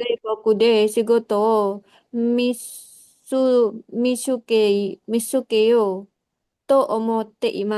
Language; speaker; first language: Japanese; non-native, learner; Indonesian